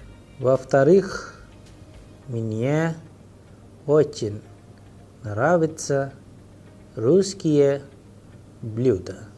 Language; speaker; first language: Russian; non-native, fluent; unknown